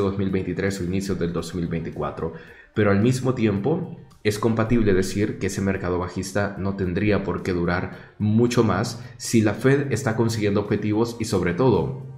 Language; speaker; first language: Spanish; native; Spanish